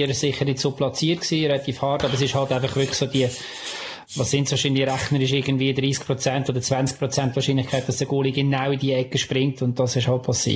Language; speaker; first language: German; native; German